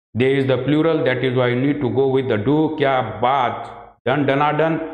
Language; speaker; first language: Hindi; non-native, local second language; Marathi